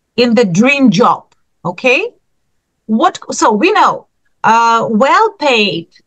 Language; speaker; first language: English; non-native, fluent; Ukrainian